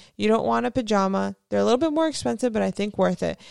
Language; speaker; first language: English; native; English